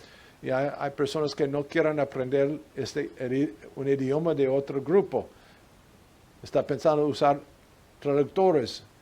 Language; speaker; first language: Spanish; non-native, fluent; English